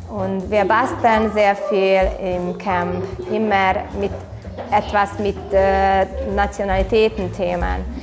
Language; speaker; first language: German; non-native, local second language; Hungarian